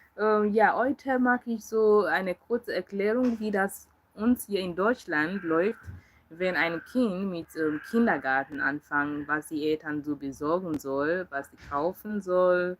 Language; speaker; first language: German; non-native, learner; Yoruba